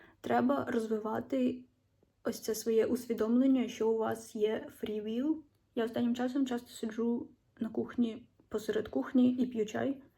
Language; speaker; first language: Ukrainian; non-native, local second language; Russian